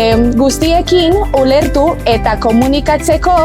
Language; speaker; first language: Basque; non-native, learner; Portuguese